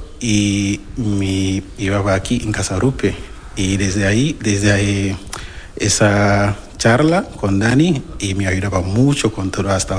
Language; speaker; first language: Spanish; non-native, learner; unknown